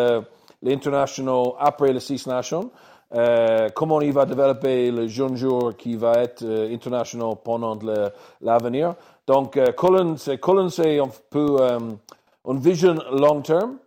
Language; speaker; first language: French; non-native, learner; English